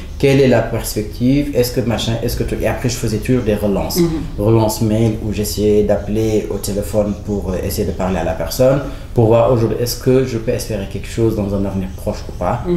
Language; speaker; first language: French; non-native, local second language; Wolof